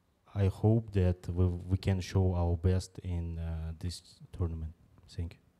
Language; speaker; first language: English; non-native, fluent; Uzbek